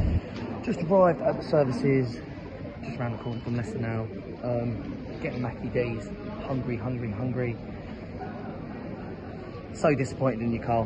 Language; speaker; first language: English; native; English